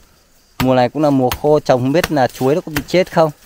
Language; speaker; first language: Vietnamese; native; Vietnamese